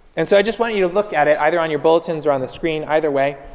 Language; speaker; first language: English; native; English